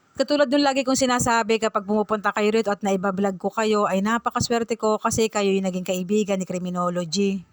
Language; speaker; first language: Filipino; native; Filipino